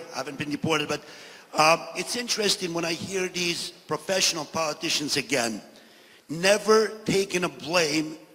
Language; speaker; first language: English; non-native, fluent; Albanian